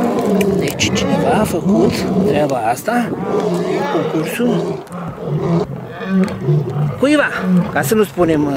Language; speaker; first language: Romanian; native; Romanian